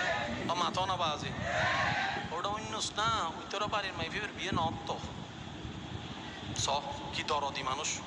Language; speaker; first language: Bangla; non-native, local second language; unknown